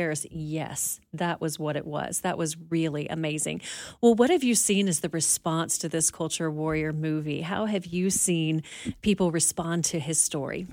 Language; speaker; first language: English; native; English